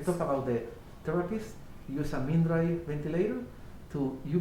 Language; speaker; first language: English; non-native, learner; Spanish